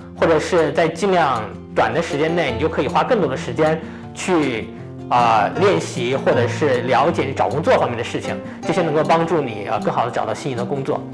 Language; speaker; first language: Chinese; native; Chinese